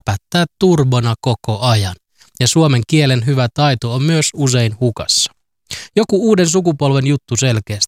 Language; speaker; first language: Finnish; native; Finnish